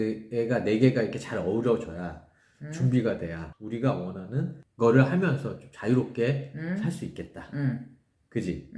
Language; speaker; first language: Korean; native; Korean